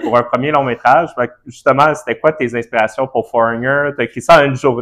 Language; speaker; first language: French; native; French